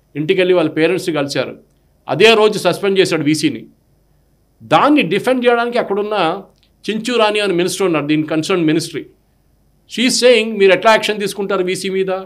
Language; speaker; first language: Telugu; non-native, local second language; Malayalam